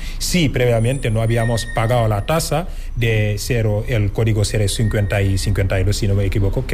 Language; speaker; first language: Spanish; non-native, fluent; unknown